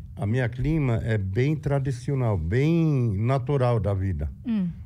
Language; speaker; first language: Portuguese; non-native, fluent; Arabic